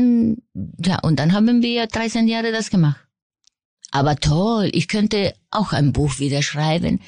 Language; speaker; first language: German; non-native, fluent; Spanish